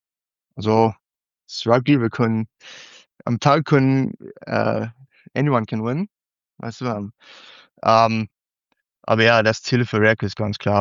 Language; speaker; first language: German; non-native, learner; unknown